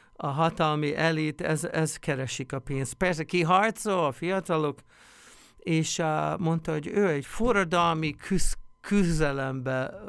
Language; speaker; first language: Hungarian; non-native, fluent; English